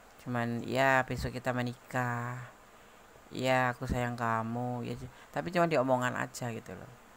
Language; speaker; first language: Indonesian; native; Indonesian